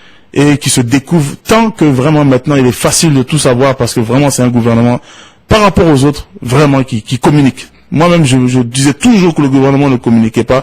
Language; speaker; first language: French; non-native, local second language; Bambara